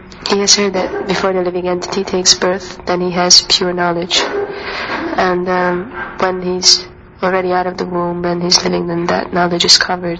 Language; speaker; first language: English; non-native, fluent; Hungarian